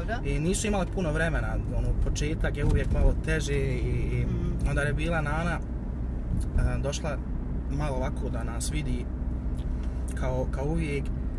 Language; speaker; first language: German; early bilingual, other home language; Bosnian